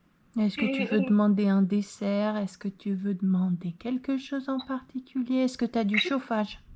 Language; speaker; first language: French; native; French